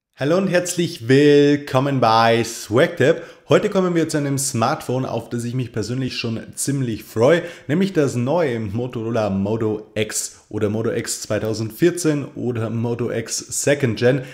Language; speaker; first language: German; native; German